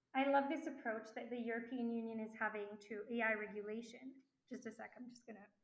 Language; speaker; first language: English; non-native, fluent; French